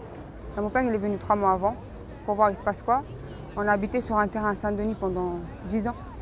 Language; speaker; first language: French; early bilingual, other home language; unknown